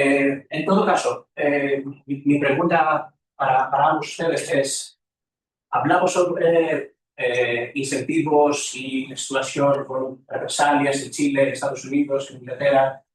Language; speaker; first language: Spanish; non-native, fluent; Greek